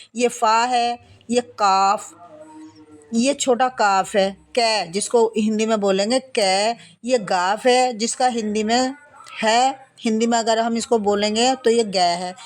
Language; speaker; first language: Hindi; native; Hindi